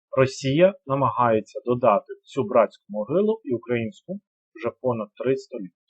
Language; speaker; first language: Ukrainian; native; Ukrainian